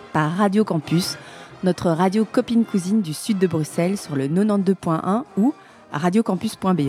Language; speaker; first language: French; native; French